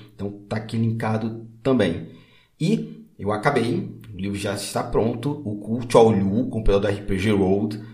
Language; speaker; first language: Portuguese; native; Portuguese